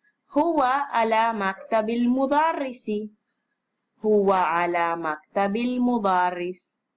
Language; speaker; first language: Arabic; non-native, fluent; Spanish